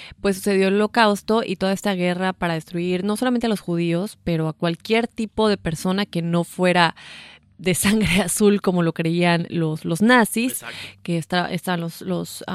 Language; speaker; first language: Spanish; native; Spanish